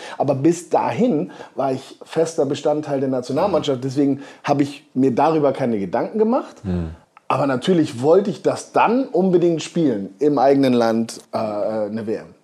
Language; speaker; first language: German; native; German